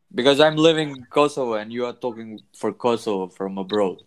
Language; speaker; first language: English; non-native, fluent; Albanian